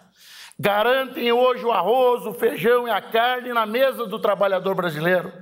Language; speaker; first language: Portuguese; native; Portuguese